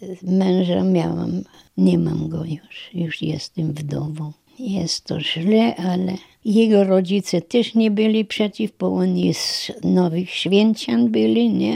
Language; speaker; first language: Polish; non-native, local second language; German